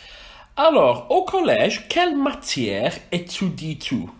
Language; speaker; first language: French; non-native, fluent; Welsh